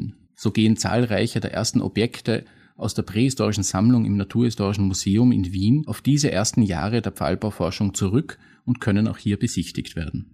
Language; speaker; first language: German; native; German